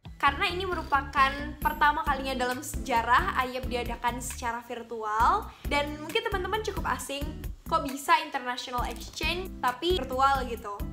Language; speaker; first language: Indonesian; native; Indonesian